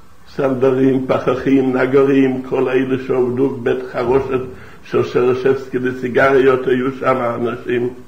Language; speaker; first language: Hebrew; non-native, fluent; Yiddish